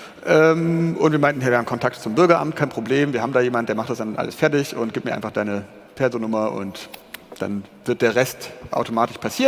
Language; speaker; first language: German; native; German